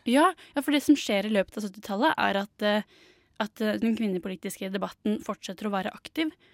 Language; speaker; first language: Norwegian; native; Norwegian